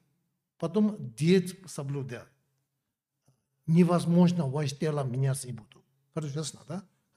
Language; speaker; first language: Russian; non-native, learner; Tibetan